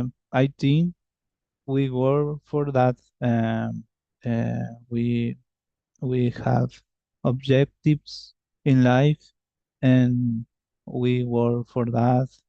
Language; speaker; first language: English; non-native, learner; Spanish